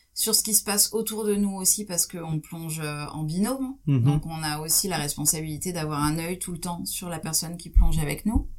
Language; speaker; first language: French; native; French